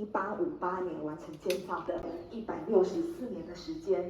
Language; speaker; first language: Chinese; native; Chinese